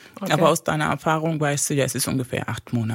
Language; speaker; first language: German; non-native, fluent; Spanish